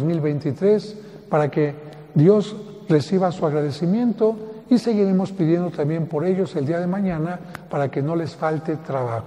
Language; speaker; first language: Spanish; native; Spanish